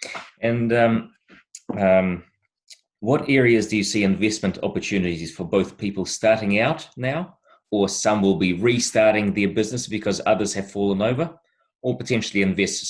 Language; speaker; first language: English; non-native, fluent; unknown